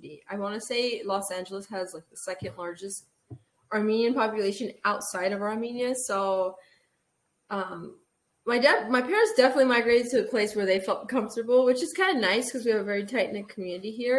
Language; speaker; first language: English; early bilingual, other home language; Armenian